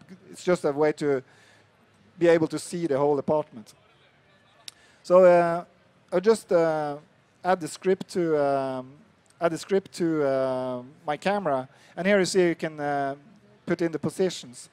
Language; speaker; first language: English; non-native, fluent; Norwegian